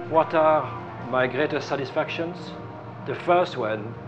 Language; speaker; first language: English; non-native, fluent; French